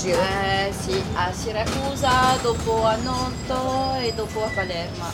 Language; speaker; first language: Italian; non-native, learner; French